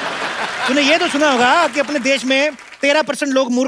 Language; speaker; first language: Hindi; native; Hindi